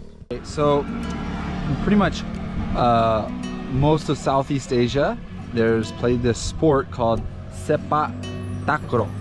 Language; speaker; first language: English; native; English